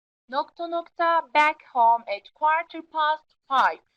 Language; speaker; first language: English; non-native, fluent; Turkish